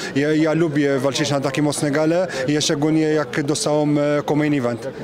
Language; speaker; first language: Polish; non-native, fluent; French